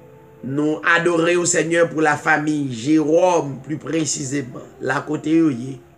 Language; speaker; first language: French; non-native, local second language; Haitian Creole